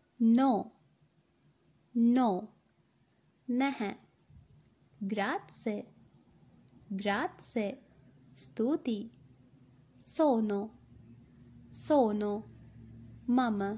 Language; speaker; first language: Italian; non-native, fluent; Sinhala